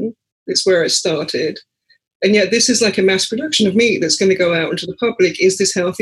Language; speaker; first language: English; native; English